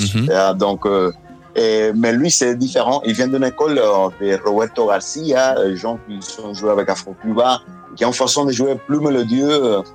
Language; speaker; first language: French; non-native, fluent; Spanish